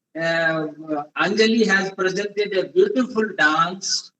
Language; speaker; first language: English; non-native, local second language; Hindi